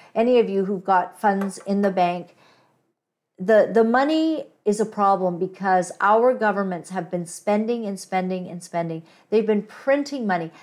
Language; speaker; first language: English; native; English